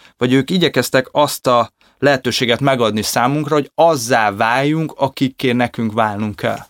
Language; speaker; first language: Hungarian; native; Hungarian